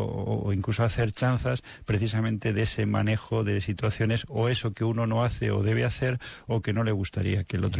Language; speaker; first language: Spanish; native; Spanish